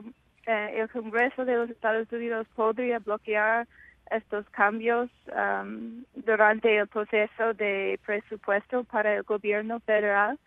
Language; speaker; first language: Spanish; non-native, fluent; English